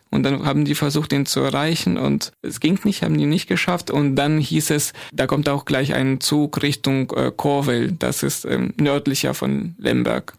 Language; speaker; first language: German; non-native, fluent; Ukrainian